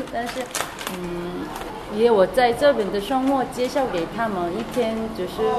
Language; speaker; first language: Chinese; non-native, learner; Korean